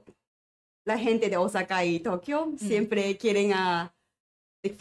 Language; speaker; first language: Spanish; non-native, learner; Japanese